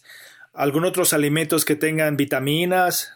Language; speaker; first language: Spanish; native; Spanish